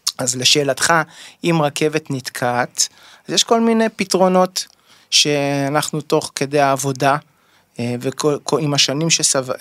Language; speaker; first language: Hebrew; native; Hebrew